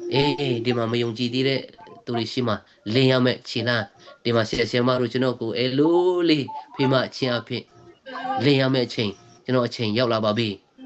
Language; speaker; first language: Burmese; native; Burmese